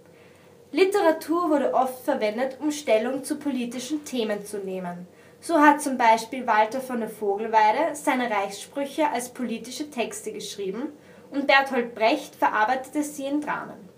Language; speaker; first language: German; native; German